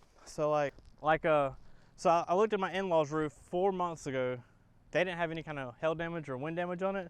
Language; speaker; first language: English; native; English